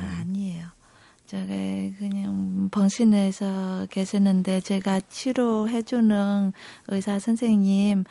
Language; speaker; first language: Korean; non-native, local second language; Vietnamese